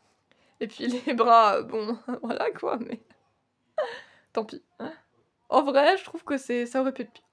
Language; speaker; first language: French; native; French